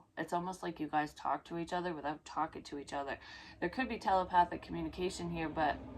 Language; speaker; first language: English; native; English